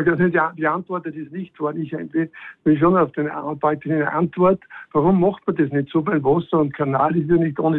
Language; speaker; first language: German; native; German